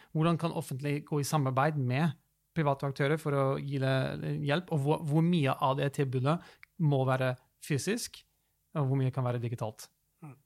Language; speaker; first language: Norwegian; early bilingual, other home language; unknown